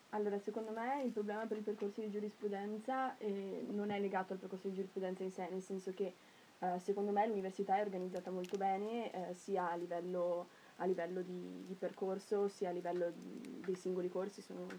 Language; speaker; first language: Italian; native; Italian